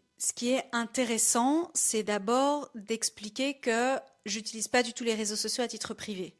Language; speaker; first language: French; native; French